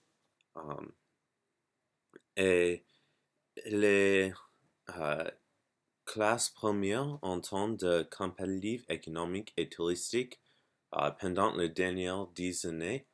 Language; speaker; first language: French; non-native, learner; English